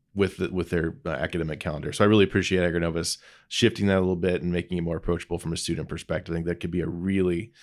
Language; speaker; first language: English; native; English